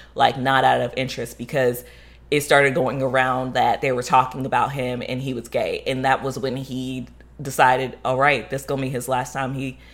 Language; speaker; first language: English; native; English